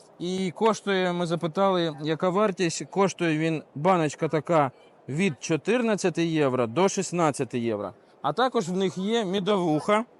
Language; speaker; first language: Ukrainian; native; Ukrainian